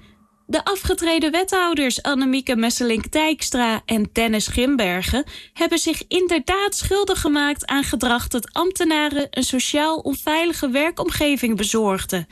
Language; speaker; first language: Dutch; native; Dutch